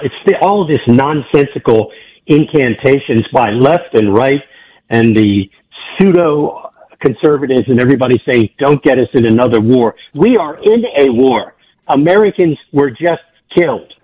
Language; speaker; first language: English; native; English